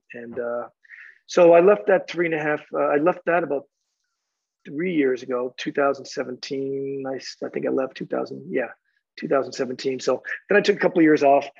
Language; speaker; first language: English; native; English